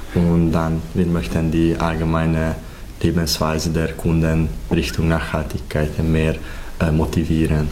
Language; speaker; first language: German; non-native, fluent; Hungarian